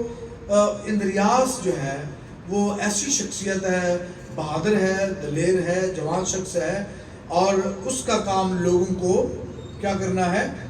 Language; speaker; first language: Urdu; native; Urdu